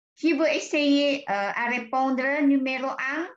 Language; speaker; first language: French; non-native, fluent; Indonesian